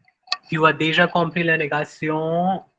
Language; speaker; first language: French; non-native, fluent; Hindi